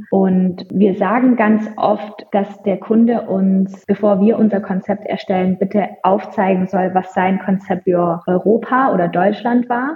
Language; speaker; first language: German; native; German